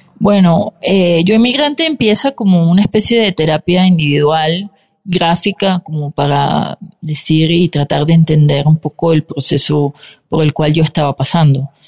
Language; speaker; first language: Spanish; native; Spanish